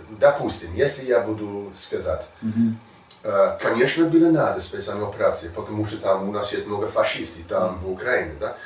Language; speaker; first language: Russian; non-native, learner; English